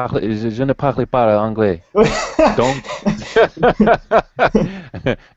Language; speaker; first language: French; non-native, learner; English